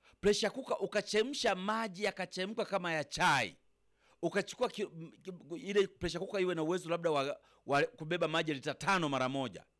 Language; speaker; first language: Swahili; native; Swahili